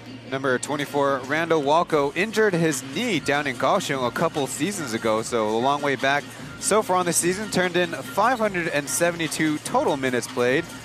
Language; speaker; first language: English; early bilingual, other home language; Chinese